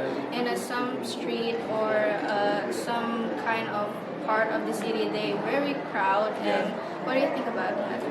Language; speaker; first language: English; non-native, learner; Indonesian